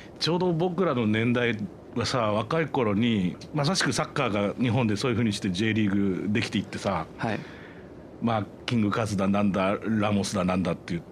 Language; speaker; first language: Japanese; native; Japanese